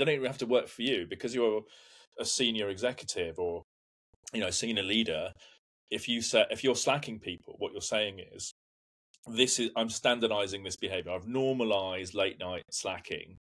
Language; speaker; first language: English; native; English